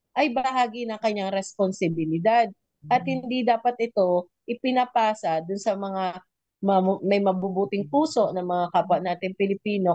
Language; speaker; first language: Filipino; native; Filipino